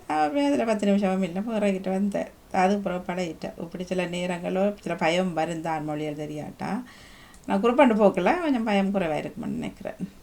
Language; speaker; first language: Tamil; native; Tamil